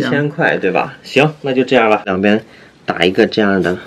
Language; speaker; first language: Chinese; native; Chinese